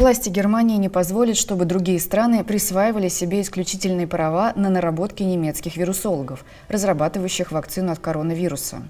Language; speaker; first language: Russian; native; Russian